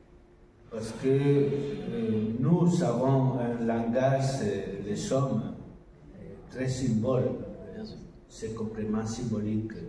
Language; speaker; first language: French; non-native, learner; Spanish